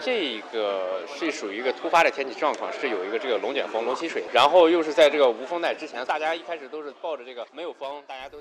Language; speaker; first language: Chinese; native; Chinese